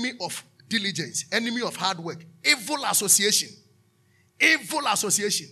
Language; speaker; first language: English; non-native, local second language; Akan